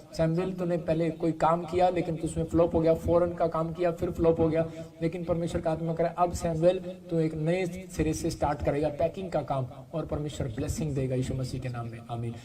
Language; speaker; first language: Hindi; non-native, local second language; Punjabi